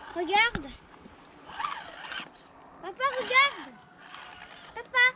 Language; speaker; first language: French; native; French